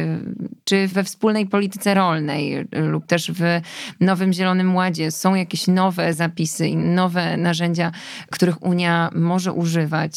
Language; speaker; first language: Polish; native; Polish